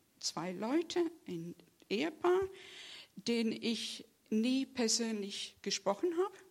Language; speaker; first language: German; non-native, fluent; English